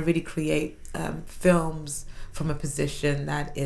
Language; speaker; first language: English; native; English